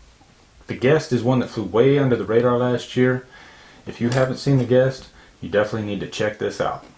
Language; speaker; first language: English; native; English